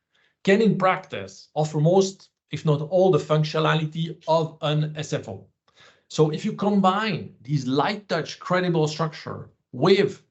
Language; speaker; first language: English; non-native, fluent; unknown